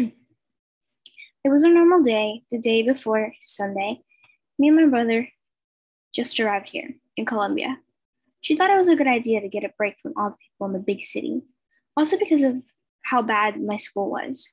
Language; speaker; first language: English; non-native, fluent; Spanish